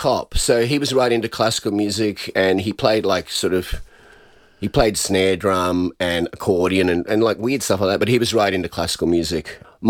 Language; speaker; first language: English; native; English